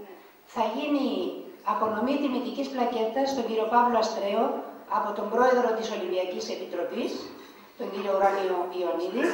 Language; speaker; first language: Greek; native; Greek